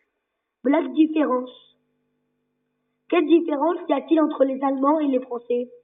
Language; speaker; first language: French; native; French